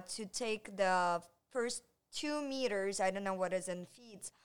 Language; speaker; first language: English; non-native, fluent; Ukrainian